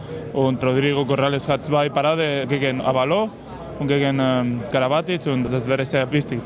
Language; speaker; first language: German; non-native, learner; Spanish